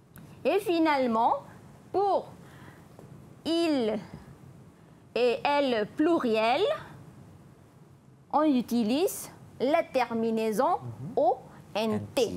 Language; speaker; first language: French; non-native, fluent; Malay